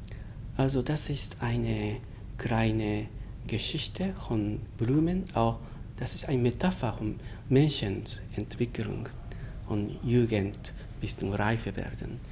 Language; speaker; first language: German; non-native, learner; Japanese